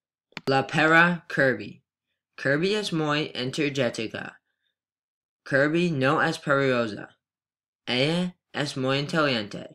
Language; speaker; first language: Spanish; non-native, learner; English